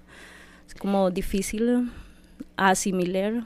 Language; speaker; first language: French; non-native, fluent; Spanish